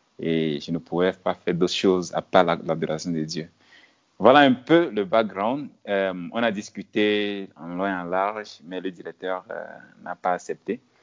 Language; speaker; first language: French; non-native, local second language; Ewe